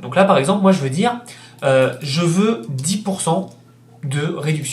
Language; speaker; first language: French; native; French